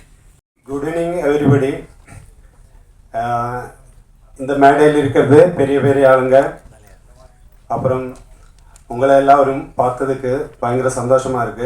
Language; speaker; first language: Tamil; non-native, learner; Malayalam